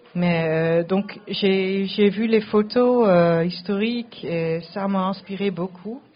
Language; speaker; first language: French; non-native, fluent; Dutch